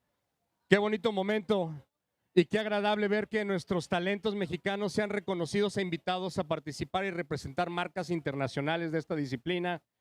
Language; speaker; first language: Spanish; native; Spanish